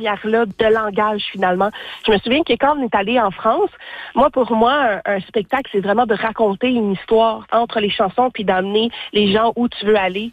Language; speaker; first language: French; native; French